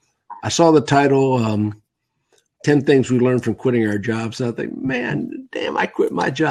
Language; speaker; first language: English; native; English